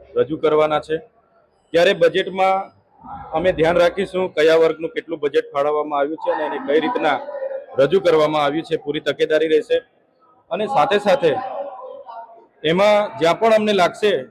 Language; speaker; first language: Gujarati; non-native, local second language; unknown